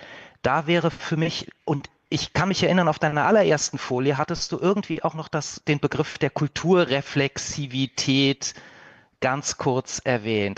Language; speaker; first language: German; native; German